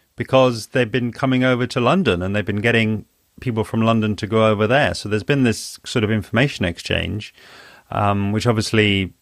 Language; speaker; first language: English; native; English